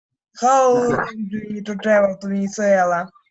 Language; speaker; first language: English; non-native, learner; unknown